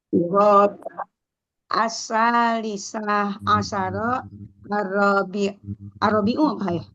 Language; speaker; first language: Arabic; non-native, learner; Indonesian